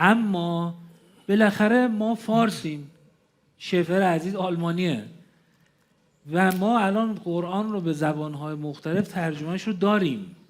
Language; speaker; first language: Persian; native; Persian